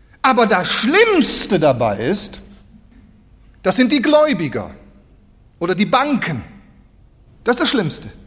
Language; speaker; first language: German; native; German